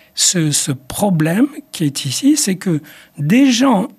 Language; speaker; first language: French; non-native, local second language; Arabic